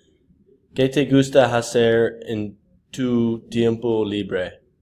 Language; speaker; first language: Spanish; non-native, learner; English